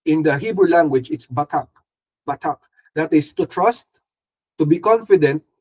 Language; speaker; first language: English; non-native, local second language; Filipino